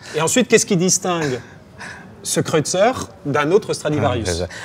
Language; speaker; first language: French; native; French